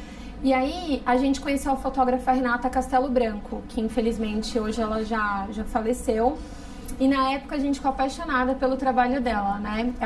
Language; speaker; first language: Portuguese; native; Portuguese